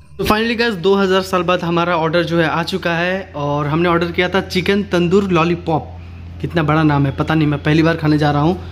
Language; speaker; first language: Hindi; non-native, local second language; Bangla